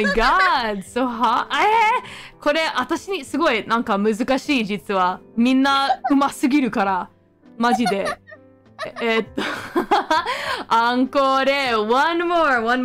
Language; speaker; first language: Japanese; non-native, fluent; English